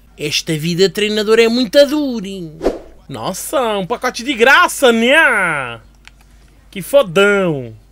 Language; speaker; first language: Portuguese; native; Portuguese